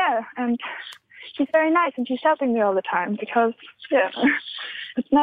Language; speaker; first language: English; non-native, fluent; German